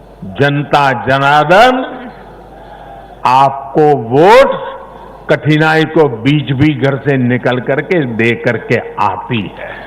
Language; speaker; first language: Hindi; non-native, local second language; Gujarati